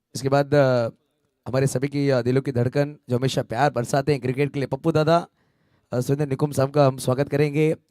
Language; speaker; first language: Hindi; non-native, local second language; Marathi